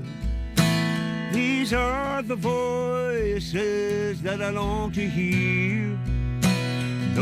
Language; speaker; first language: English; native; English